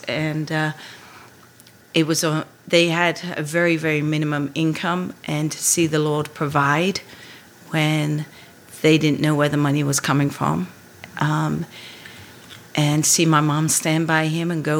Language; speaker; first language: English; native; English